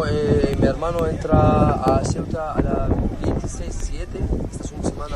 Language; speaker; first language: Spanish; non-native, learner; Arabic